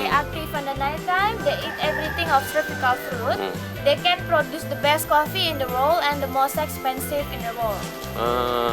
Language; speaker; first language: English; non-native, learner; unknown